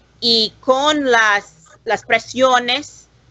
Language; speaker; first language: Spanish; non-native, learner; English